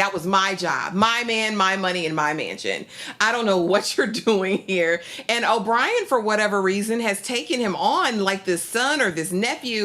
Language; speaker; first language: English; native; English